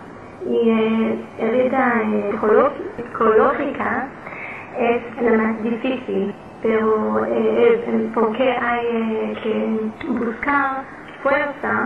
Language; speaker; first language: Spanish; non-native, learner; Hebrew